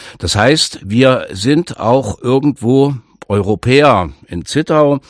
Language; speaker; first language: German; native; German